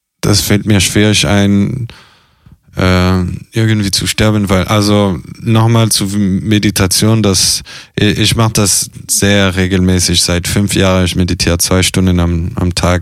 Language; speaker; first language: German; non-native, fluent; Italian